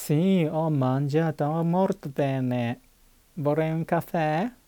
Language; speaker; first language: Italian; non-native, learner; Japanese